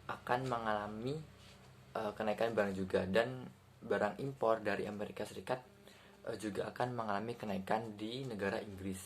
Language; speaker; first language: Indonesian; native; Indonesian